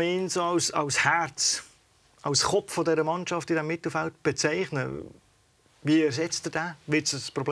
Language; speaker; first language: German; native; German